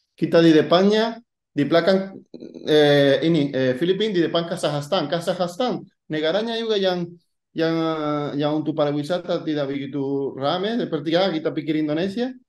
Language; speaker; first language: Indonesian; non-native, fluent; Spanish